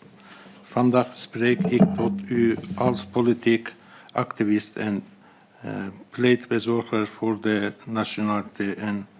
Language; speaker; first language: Dutch; non-native, fluent; Azerbaijani